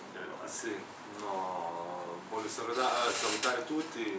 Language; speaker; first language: Italian; non-native, fluent; Slovenian